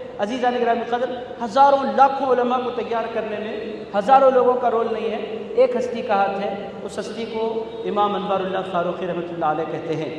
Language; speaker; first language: Urdu; native; Urdu